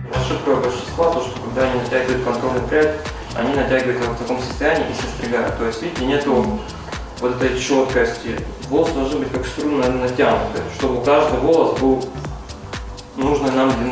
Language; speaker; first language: Russian; native; Russian